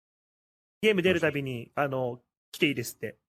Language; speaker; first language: Japanese; native; Japanese